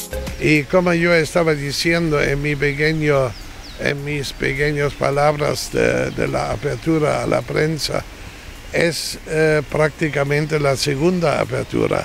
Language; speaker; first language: Spanish; non-native, fluent; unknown